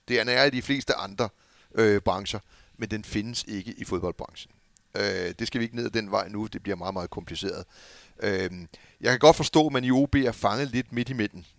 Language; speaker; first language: Danish; native; Danish